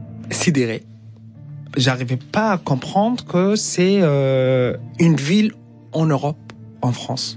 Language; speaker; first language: French; non-native, fluent; Arabic